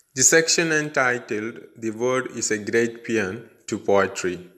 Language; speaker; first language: English; non-native, local second language; Malayalam